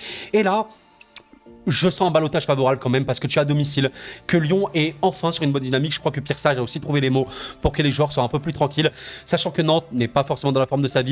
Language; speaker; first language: French; native; French